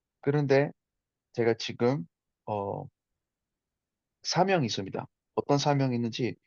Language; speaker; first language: Korean; non-native, fluent; Spanish